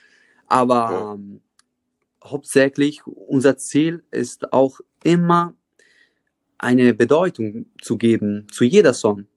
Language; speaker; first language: German; non-native, fluent; Italian